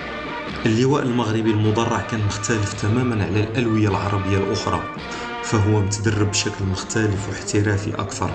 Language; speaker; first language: Arabic; native; Arabic